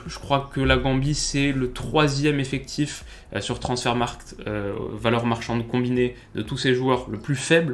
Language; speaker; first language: French; native; French